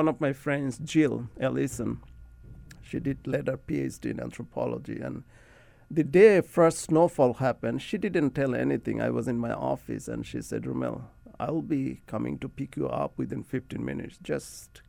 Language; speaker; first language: English; non-native, local second language; Bangla